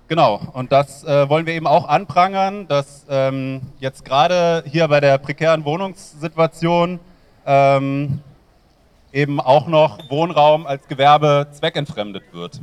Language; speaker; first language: German; native; German